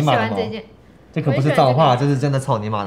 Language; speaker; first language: Chinese; native; Chinese